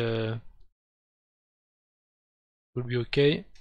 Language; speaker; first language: English; non-native, learner; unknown